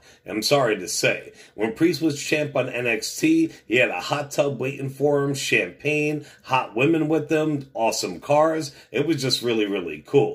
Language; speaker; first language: English; native; English